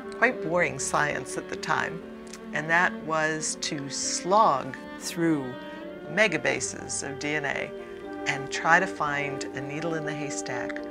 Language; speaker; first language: English; native; English